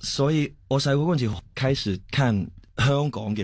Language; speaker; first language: Chinese; early bilingual, heritage; Cantonese